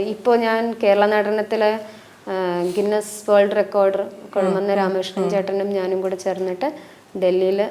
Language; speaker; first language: Malayalam; non-native, local second language; Tamil